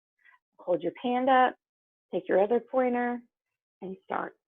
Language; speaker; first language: English; native; English